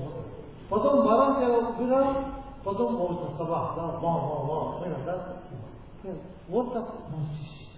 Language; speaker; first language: Russian; non-native, learner; Tibetan